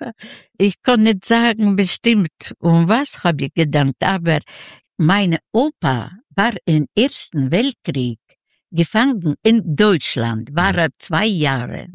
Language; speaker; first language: German; non-native, learner; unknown